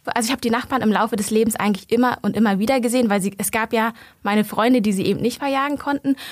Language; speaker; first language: German; early bilingual, other home language; Vietnamese